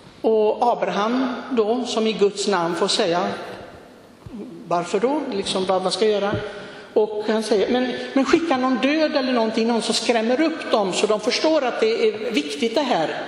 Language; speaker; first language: Swedish; non-native, fluent; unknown